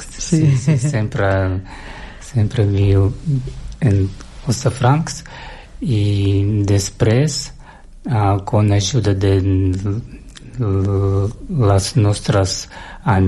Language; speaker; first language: Catalan; non-native, learner; Russian